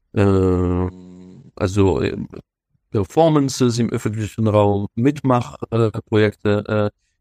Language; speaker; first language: German; non-native, fluent; Hebrew